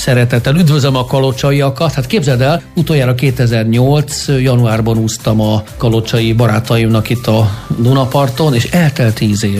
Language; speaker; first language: Hungarian; native; Hungarian